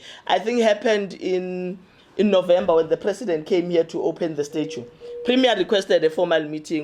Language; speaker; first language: English; non-native, local second language; Zulu